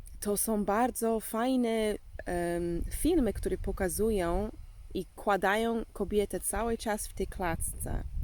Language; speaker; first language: Polish; non-native, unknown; English